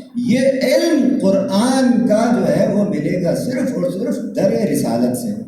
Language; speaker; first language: Urdu; native; Urdu